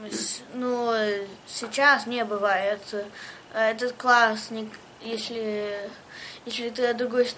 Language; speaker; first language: Russian; early bilingual, heritage; Russian